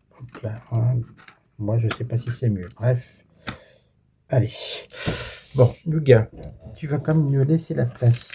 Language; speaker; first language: French; native; French